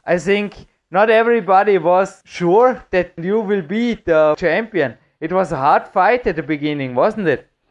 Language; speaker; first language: English; non-native, fluent; German